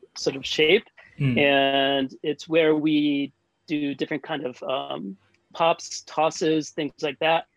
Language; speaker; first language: English; native; English